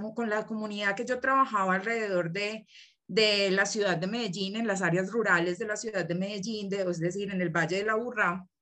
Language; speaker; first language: Spanish; native; Spanish